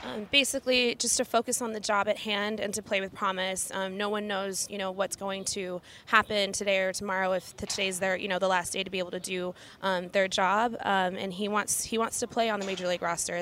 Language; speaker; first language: English; early bilingual, other home language; Spanish